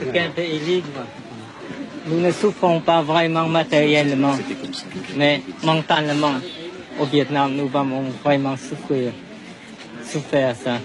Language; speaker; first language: French; non-native, local second language; Vietnamese